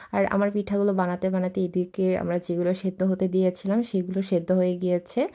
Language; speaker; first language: Bangla; non-native, local second language; Chakma